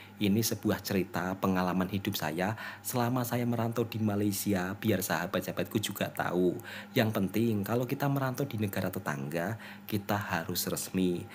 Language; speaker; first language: Indonesian; native; Indonesian